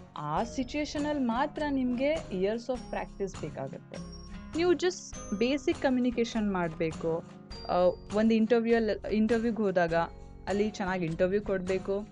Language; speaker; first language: Kannada; non-native, local second language; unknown